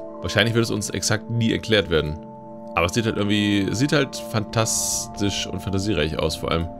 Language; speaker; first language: German; native; German